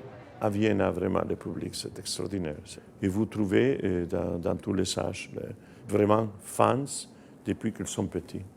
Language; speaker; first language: French; non-native, fluent; Spanish